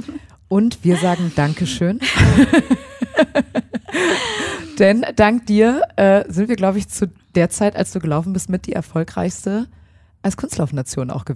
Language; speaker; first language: German; native; German